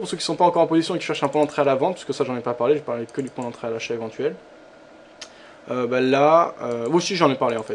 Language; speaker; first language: French; native; French